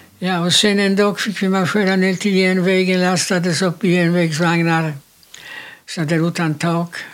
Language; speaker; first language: Swedish; non-native, fluent; Polish